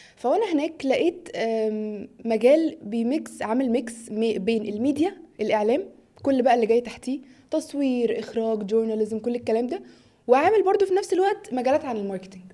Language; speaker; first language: Egyptian Arabic; early bilingual, heritage; Arabic